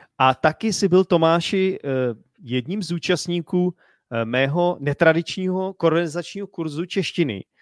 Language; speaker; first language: Czech; native; Czech